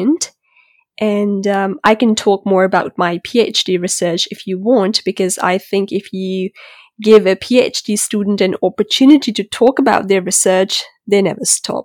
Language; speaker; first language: English; non-native, local second language; Urdu